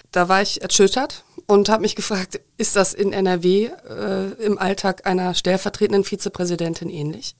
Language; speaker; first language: German; native; German